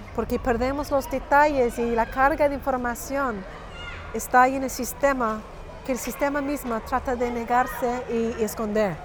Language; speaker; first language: Spanish; non-native, fluent; English